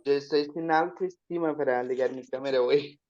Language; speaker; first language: Spanish; non-native, learner; Portuguese